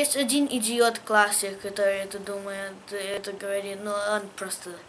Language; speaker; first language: Russian; early bilingual, heritage; English